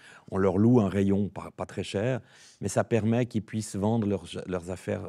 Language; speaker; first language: French; native; French